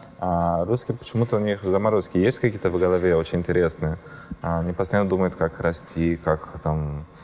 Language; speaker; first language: Russian; non-native, fluent; Portuguese